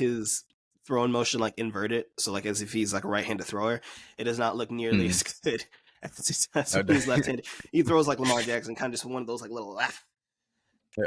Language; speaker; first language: English; native; English